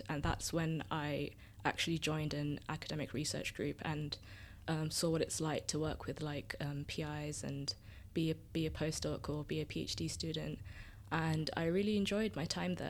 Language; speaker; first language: English; native; English